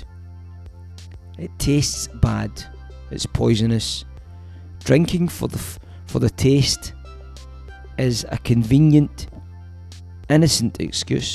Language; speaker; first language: English; native; English